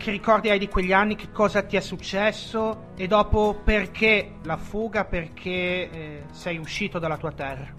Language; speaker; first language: Italian; native; Italian